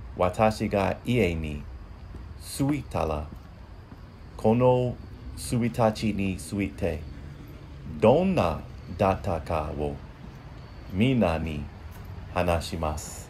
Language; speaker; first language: Japanese; non-native, learner; English